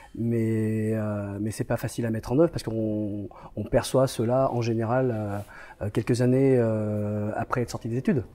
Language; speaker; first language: French; native; French